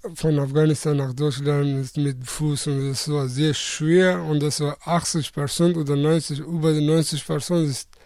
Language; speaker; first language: German; non-native, learner; Persian